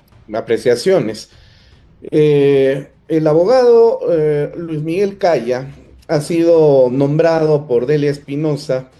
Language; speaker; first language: Spanish; native; Spanish